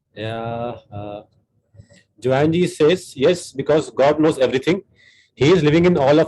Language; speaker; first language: English; non-native, local second language; Hindi